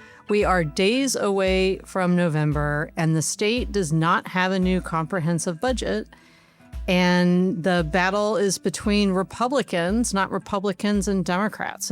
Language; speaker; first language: English; native; English